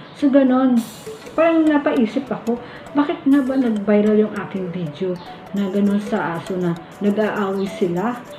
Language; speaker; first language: Filipino; non-native, local second language; Cebuano